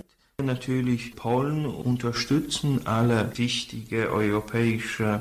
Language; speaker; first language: German; non-native, fluent; Polish